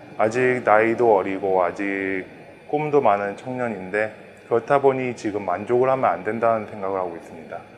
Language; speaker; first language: Korean; early bilingual, heritage; Korean